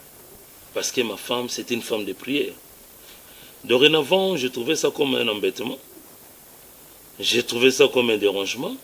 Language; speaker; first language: French; non-native, local second language; Lingala